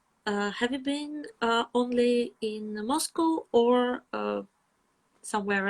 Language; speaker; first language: English; non-native, fluent; Russian